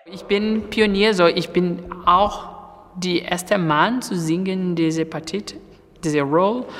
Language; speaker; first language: German; non-native, learner; Portuguese